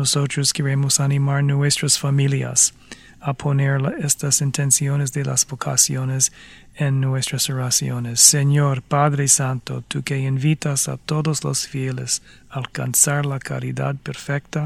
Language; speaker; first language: Spanish; non-native, fluent; English